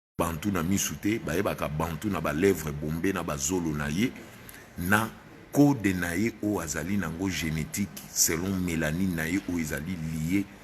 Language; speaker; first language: Lingala; non-native, local second language; Luba-Lulua